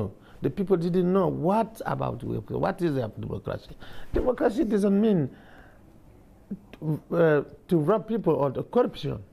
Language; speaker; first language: English; non-native, learner; Bambara